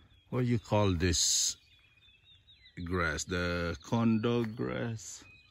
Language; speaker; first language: English; non-native, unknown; Indonesian